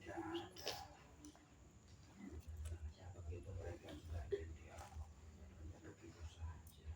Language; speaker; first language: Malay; non-native, local second language; Javanese